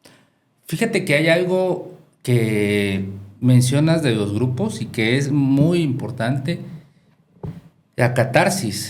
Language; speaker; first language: Spanish; native; Spanish